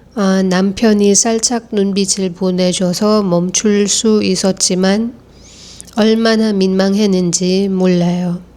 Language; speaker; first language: Korean; non-native, fluent; Filipino